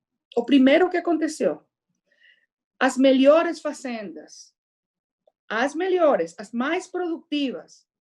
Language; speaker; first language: Portuguese; non-native, fluent; Spanish